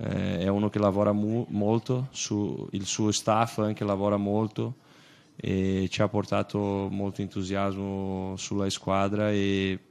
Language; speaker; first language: Italian; non-native, fluent; Portuguese